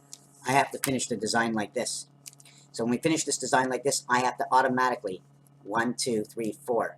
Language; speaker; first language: English; native; English